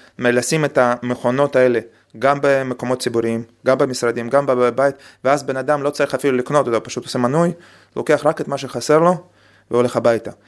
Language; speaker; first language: Hebrew; non-native, fluent; Russian